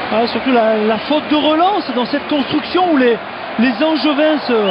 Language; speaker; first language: French; native; French